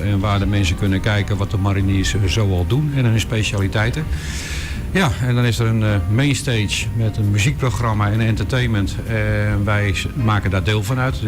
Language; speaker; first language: Dutch; native; Dutch